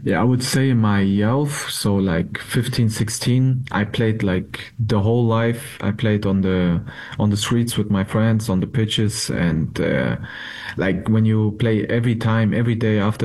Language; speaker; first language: English; non-native, fluent; German